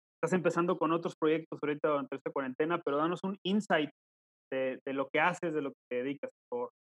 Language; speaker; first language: Spanish; native; Spanish